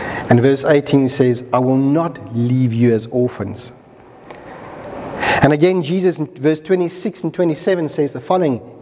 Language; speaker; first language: English; non-native, local second language; Afrikaans